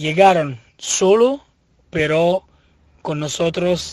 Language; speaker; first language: Spanish; non-native, fluent; Italian